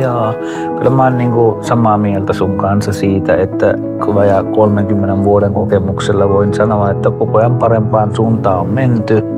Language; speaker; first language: Finnish; non-native, fluent; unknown